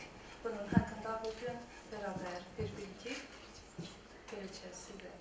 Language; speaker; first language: Turkish; non-native, learner; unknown